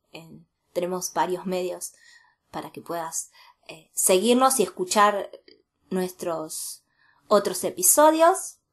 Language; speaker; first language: Spanish; native; Spanish